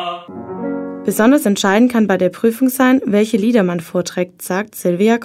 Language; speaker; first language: German; native; German